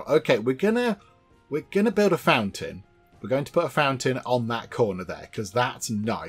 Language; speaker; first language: English; native; English